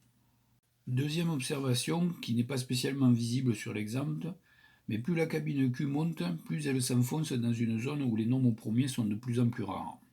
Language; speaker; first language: French; native; French